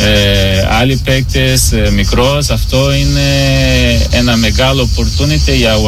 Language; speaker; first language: Greek; non-native, learner; Portuguese